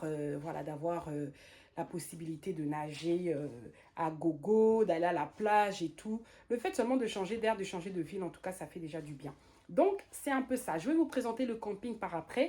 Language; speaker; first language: French; native; French